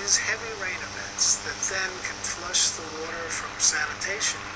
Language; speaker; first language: English; native; English